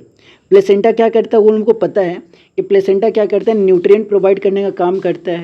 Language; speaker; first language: Hindi; native; Hindi